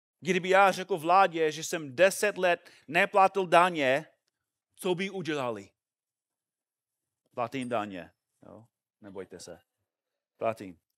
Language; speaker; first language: Czech; non-native, fluent; English